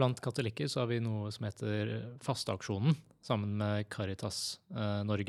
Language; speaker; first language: Norwegian; native; Norwegian